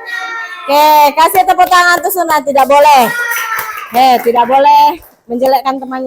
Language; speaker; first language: Indonesian; native; Indonesian